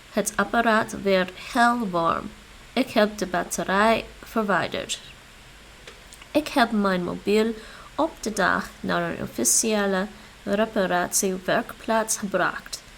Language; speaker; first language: Dutch; non-native, learner; English